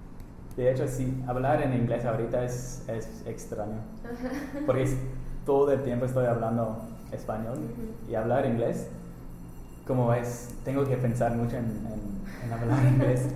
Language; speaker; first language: Spanish; non-native, fluent; English